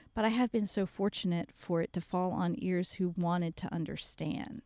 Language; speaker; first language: English; native; English